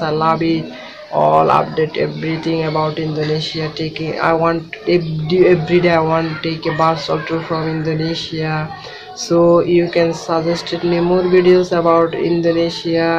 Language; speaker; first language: English; non-native, local second language; Bangla